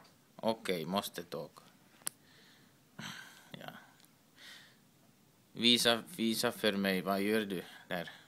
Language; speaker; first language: Swedish; non-native, learner; Estonian